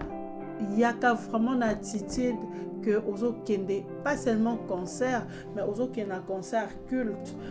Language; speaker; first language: French; non-native, local second language; Lingala